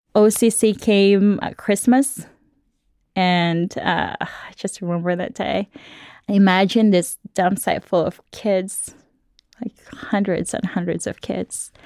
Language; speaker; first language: English; non-native, local second language; Cebuano